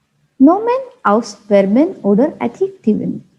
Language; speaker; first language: German; non-native, fluent; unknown